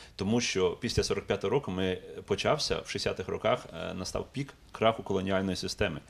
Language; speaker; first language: Ukrainian; native; Ukrainian